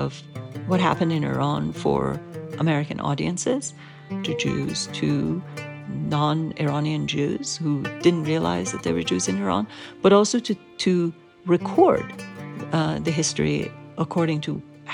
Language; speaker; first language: English; non-native, fluent; Persian